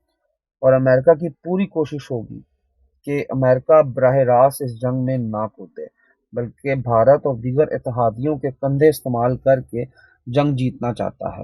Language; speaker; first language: Urdu; native; Urdu